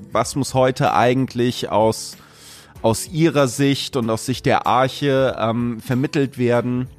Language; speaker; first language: German; native; German